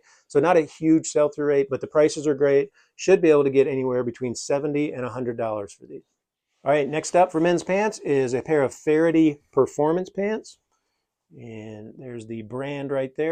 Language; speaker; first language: English; native; English